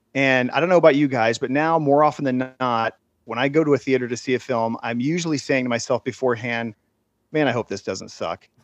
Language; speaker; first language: English; native; English